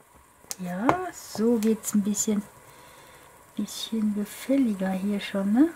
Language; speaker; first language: German; native; German